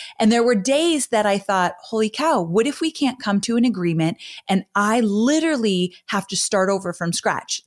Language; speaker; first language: English; native; English